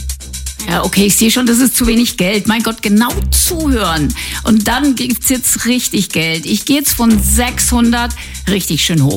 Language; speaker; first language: German; native; German